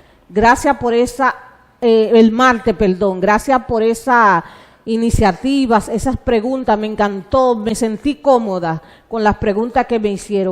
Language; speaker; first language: Spanish; native; Spanish